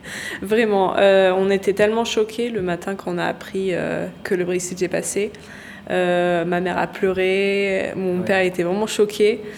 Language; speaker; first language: French; early bilingual, other home language; English